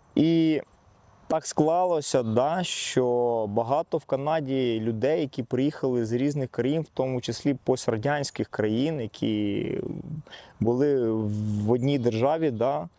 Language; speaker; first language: Ukrainian; non-native, local second language; Russian